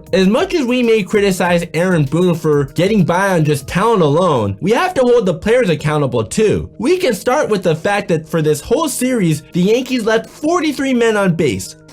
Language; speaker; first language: English; native; English